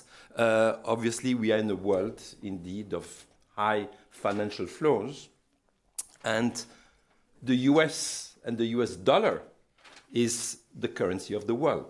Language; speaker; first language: English; non-native, fluent; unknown